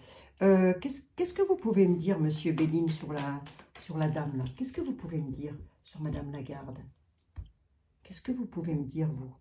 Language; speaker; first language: French; native; French